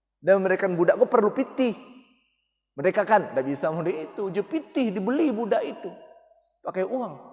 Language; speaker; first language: Malay; non-native, local second language; Minangkabau